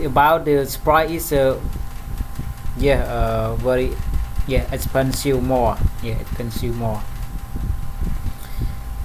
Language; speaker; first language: English; non-native, learner; Khmer